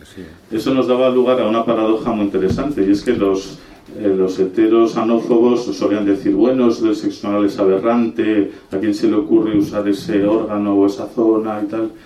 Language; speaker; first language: Spanish; native; Spanish